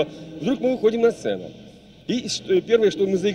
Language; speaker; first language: Russian; native; Russian